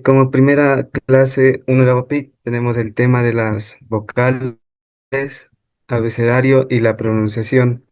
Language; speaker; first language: Spanish; non-native, local second language; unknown